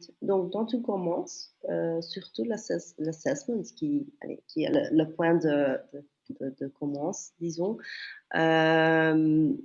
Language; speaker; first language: French; non-native, local second language; Dutch